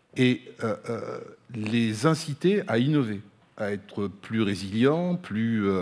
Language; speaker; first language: French; non-native, local second language; Arabic